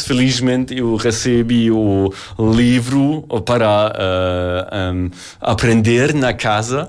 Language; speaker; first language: Portuguese; non-native, learner; German